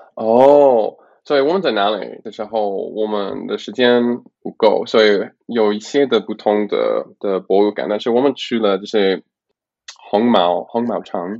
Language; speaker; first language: Chinese; non-native, learner; English